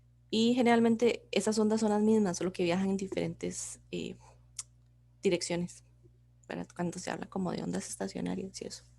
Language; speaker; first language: Spanish; native; Spanish